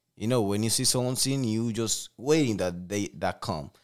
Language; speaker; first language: English; non-native, learner; Spanish